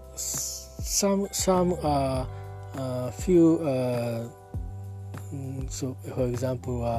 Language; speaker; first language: English; non-native, learner; Japanese